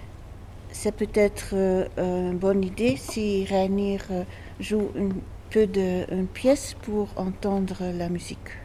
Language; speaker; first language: French; non-native, fluent; Dutch